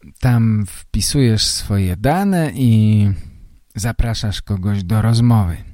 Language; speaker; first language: Polish; native; Polish